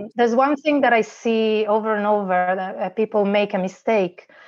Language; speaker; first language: English; non-native, fluent; Italian